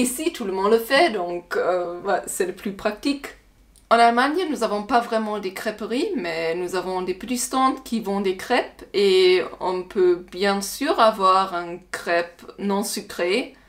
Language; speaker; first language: French; non-native, learner; German